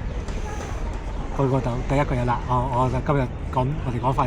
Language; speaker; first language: Cantonese; early bilingual, heritage; Cantonese